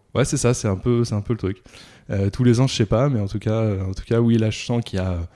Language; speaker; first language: French; native; French